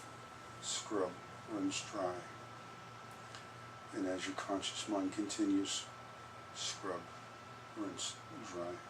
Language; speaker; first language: English; native; English